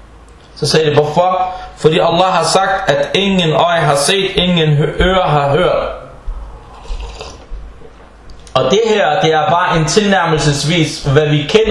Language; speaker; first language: Danish; early bilingual, other home language; Arabic